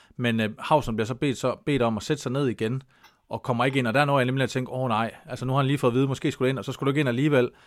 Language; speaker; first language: Danish; native; Danish